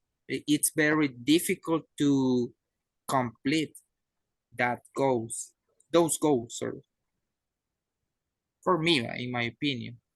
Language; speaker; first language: English; non-native, learner; Spanish